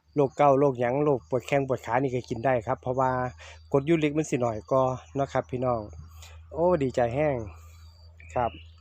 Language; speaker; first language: Thai; native; Thai